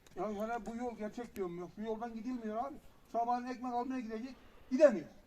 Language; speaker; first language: Turkish; native; Turkish